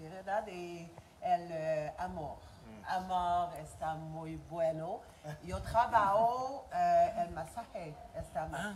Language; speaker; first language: Spanish; non-native, learner; French